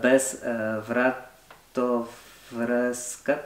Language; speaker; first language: Bulgarian; non-native, learner; French